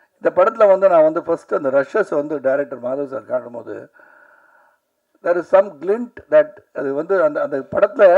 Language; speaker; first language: Tamil; native; Tamil